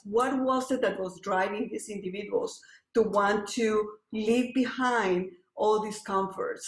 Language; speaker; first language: English; non-native, fluent; Spanish